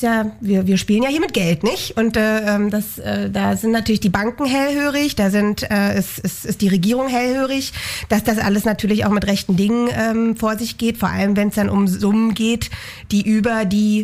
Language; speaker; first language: German; native; German